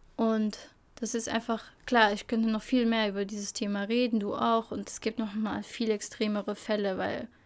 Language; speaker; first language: German; early bilingual, other home language; Albanian